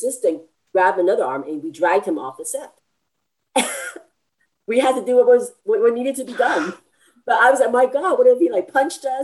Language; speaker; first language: English; native; English